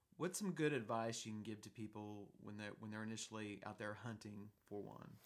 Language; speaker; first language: English; native; English